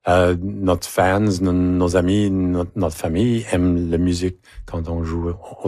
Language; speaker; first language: French; non-native, local second language; English